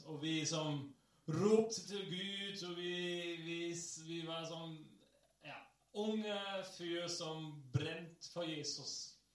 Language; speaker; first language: Norwegian; non-native, fluent; English